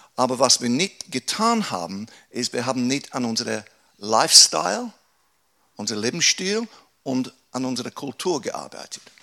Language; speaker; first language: German; non-native, fluent; English